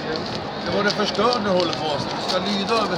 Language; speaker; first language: Swedish; non-native, learner; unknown